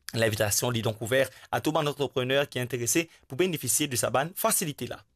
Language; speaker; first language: French; non-native, local second language; Morisyen